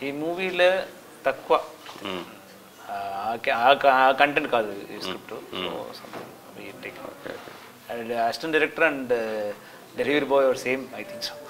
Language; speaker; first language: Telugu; non-native, learner; Tamil